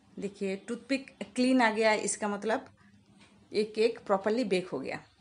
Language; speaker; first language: Hindi; non-native, local second language; Bangla